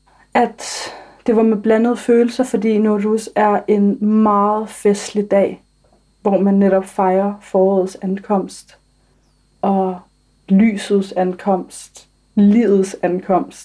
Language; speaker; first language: Danish; early bilingual, other home language; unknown